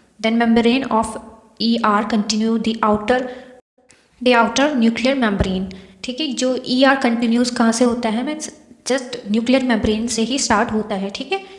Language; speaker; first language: Hindi; native; Hindi